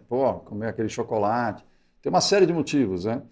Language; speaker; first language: Portuguese; early bilingual, other home language; Spanish